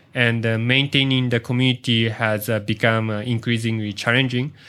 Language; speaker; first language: English; non-native, learner; Japanese